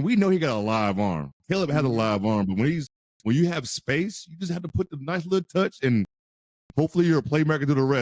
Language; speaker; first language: English; native; English